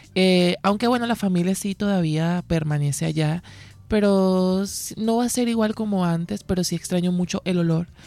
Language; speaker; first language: Spanish; native; Spanish